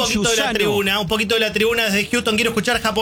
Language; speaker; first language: Spanish; native; Spanish